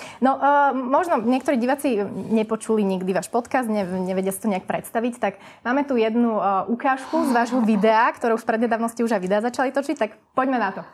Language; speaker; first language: Slovak; native; Slovak